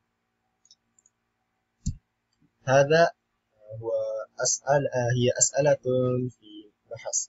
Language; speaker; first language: Arabic; non-native, learner; Malay